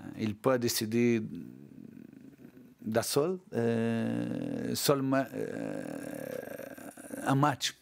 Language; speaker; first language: French; non-native, learner; Portuguese